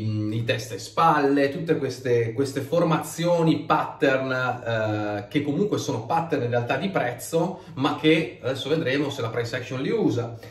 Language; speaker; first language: Italian; native; Italian